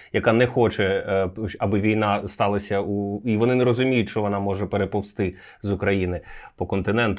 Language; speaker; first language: Ukrainian; native; Ukrainian